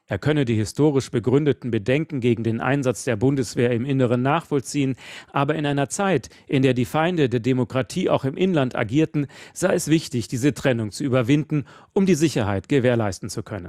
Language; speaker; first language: German; native; German